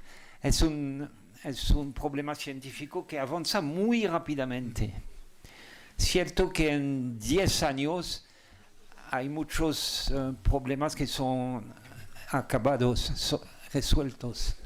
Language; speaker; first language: Spanish; non-native, fluent; French